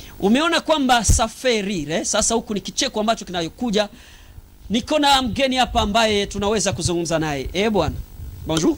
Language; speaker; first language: Swahili; native; Swahili